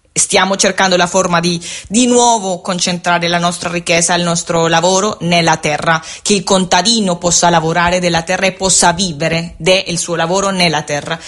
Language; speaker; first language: Italian; non-native, learner; Spanish